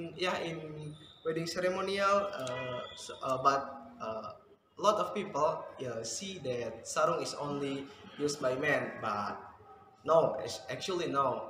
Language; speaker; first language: English; non-native, fluent; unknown